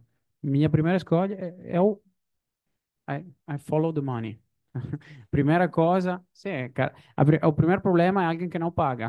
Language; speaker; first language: Portuguese; non-native, fluent; Italian